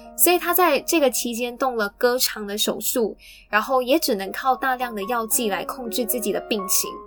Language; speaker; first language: Chinese; native; Chinese